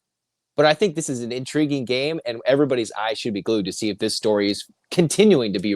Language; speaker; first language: English; native; English